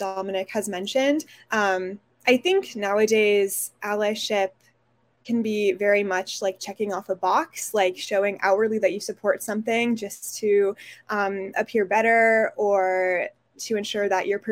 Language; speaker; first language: English; native; English